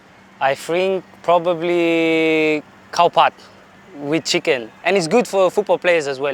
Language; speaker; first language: English; non-native, fluent; Swedish